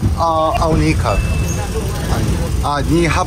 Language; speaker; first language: Thai; non-native, learner; Korean